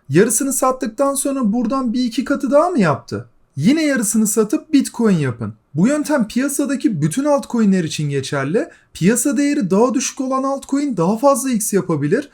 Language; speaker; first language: Turkish; native; Turkish